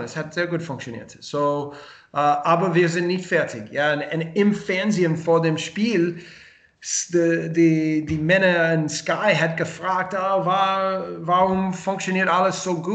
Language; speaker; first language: German; non-native, learner; English